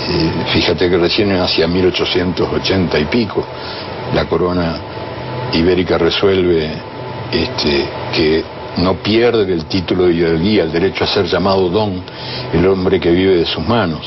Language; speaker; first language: Spanish; native; Spanish